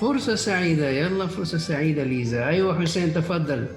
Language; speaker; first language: Arabic; non-native, fluent; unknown